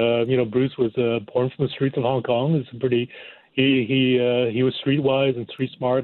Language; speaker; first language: English; non-native, local second language; Cantonese